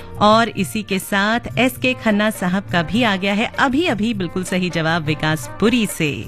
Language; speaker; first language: Hindi; native; Hindi